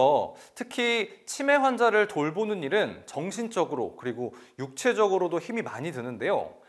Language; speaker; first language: Korean; native; Korean